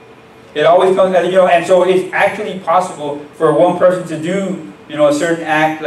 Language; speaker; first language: English; native; English